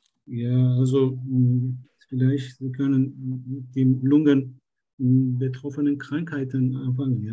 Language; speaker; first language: German; non-native, learner; Turkish